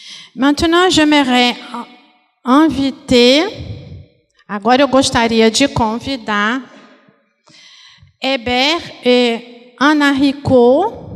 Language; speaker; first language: French; non-native, fluent; Portuguese